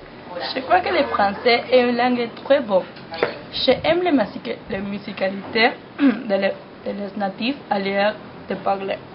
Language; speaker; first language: French; non-native, learner; Spanish